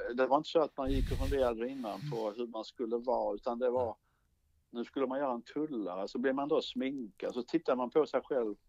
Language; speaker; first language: Swedish; native; Swedish